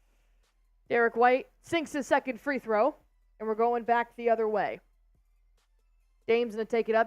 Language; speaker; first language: English; native; English